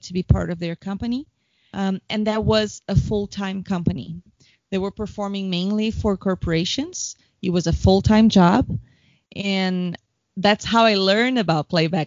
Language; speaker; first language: English; non-native, fluent; Portuguese